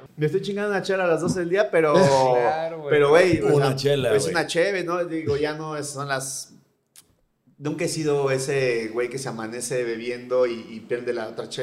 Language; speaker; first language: Spanish; native; Spanish